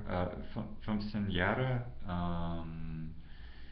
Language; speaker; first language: German; non-native, learner; English